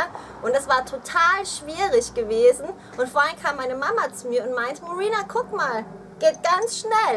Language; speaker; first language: German; early bilingual, other home language; Thai